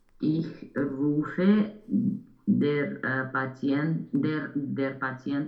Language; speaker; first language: German; non-native, learner; Romanian